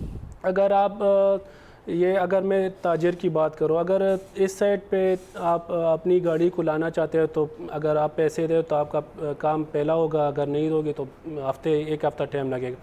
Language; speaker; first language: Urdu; non-native, fluent; Pashto